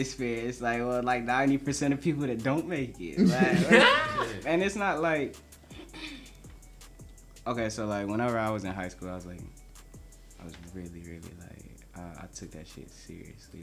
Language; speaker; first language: English; native; English